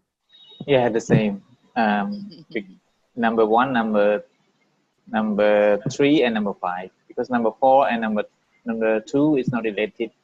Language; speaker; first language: English; non-native, learner; Vietnamese